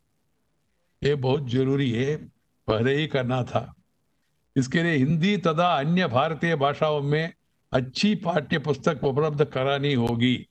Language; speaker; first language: Hindi; non-native, local second language; Telugu